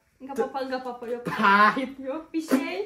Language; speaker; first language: Indonesian; non-native, learner; Turkish